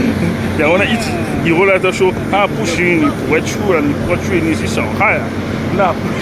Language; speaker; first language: Chinese; non-native, learner; French